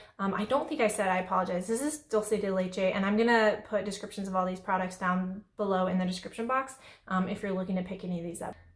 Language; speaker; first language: English; native; English